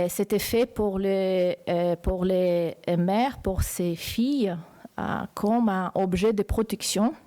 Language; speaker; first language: French; non-native, fluent; Uzbek